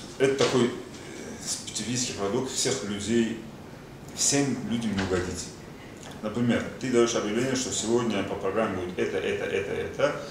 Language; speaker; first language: Russian; non-native, local second language; Azerbaijani